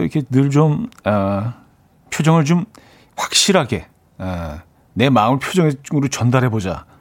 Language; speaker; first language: Korean; native; Korean